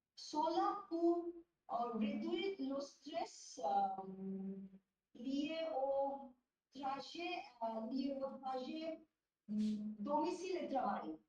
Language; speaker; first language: French; non-native, learner; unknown